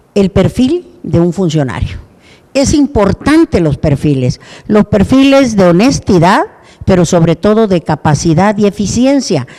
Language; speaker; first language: Spanish; native; Spanish